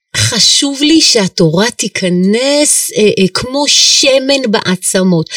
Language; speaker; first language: Hebrew; native; Hebrew